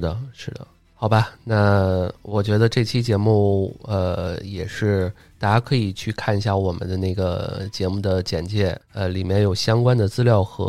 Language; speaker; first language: Chinese; native; Chinese